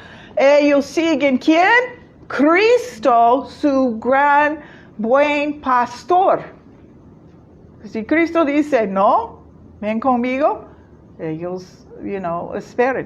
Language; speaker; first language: Spanish; non-native, fluent; English